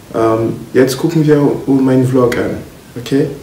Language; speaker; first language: German; non-native, learner; French